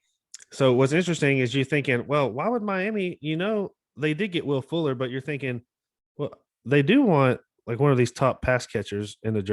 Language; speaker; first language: English; native; English